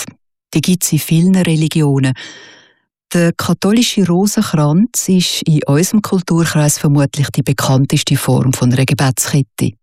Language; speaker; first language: German; native; German